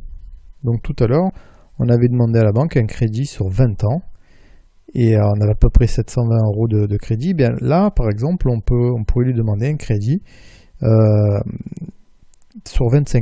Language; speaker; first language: French; native; French